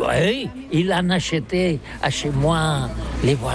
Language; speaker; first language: French; non-native, learner; Catalan